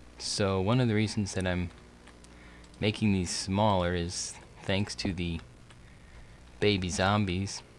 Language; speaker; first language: English; native; English